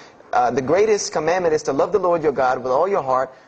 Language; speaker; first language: English; native; English